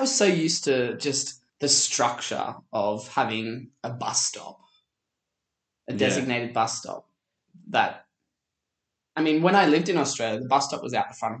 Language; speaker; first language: English; native; English